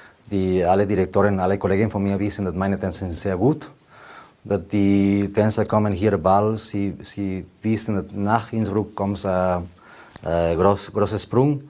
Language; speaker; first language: German; non-native, learner; Spanish